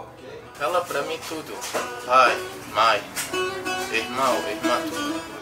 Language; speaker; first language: Portuguese; non-native, fluent; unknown